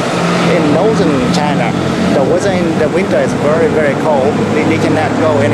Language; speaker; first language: English; non-native, fluent; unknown